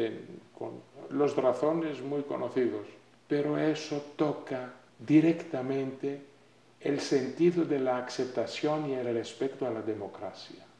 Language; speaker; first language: Spanish; non-native, fluent; Greek